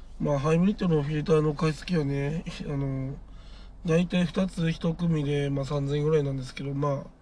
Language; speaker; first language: Japanese; native; Japanese